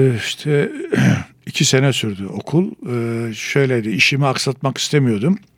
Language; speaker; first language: Turkish; native; Turkish